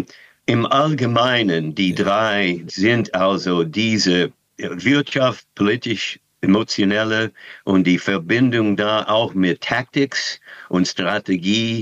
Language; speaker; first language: German; non-native, fluent; English